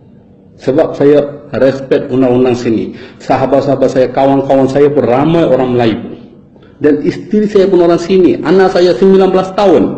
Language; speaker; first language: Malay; non-native, fluent; Bangla